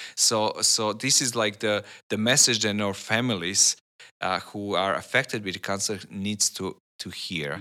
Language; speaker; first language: English; non-native, learner; Serbian